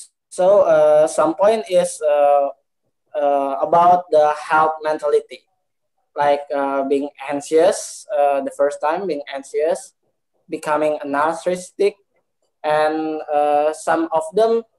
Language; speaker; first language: English; non-native, learner; Indonesian